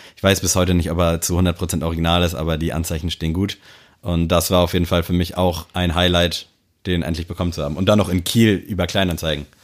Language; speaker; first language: German; native; German